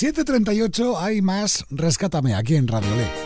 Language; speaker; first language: Spanish; native; Spanish